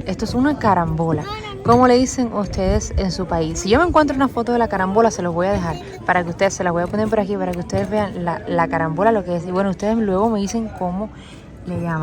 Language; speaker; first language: Spanish; native; Spanish